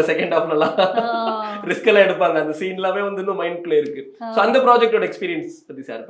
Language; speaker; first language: Tamil; native; Tamil